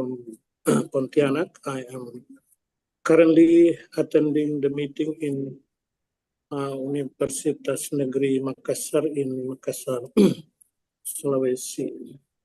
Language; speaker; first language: English; non-native, fluent; Indonesian